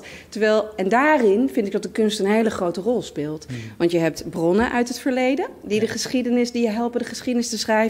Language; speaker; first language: Dutch; native; Dutch